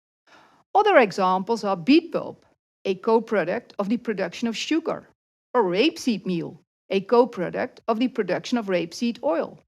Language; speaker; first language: English; non-native, fluent; Dutch